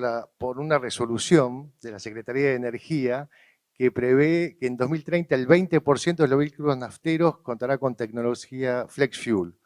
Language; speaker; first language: Spanish; native; Spanish